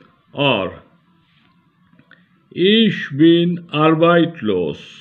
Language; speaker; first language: German; non-native, learner; Bangla